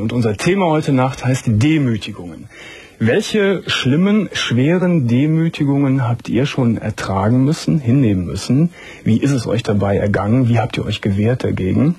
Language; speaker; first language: German; native; German